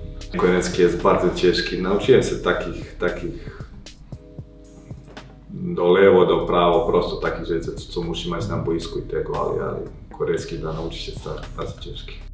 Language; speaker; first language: Polish; non-native, learner; Croatian